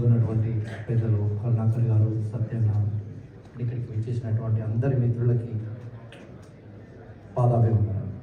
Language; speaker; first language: Telugu; native; Telugu